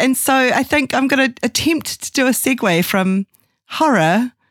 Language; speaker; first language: English; native; English